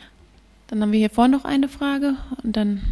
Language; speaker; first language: German; native; German